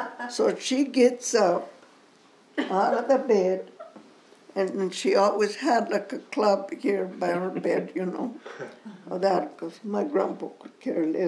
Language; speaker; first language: English; early bilingual, other home language; Spanish